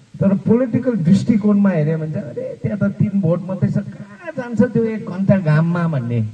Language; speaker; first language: Nepali; native; Nepali